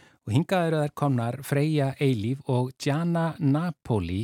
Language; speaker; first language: Icelandic; native; Icelandic